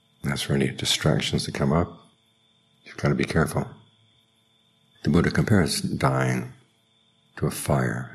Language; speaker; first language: English; native; English